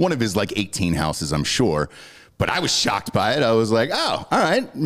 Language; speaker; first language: English; native; English